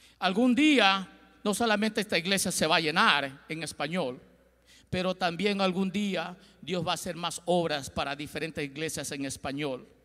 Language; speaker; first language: Spanish; early bilingual, heritage; Spanish